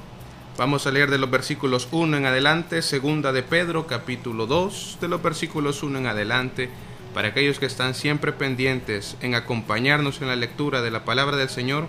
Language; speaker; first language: Spanish; native; Spanish